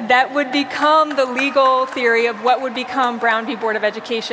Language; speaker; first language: English; native; English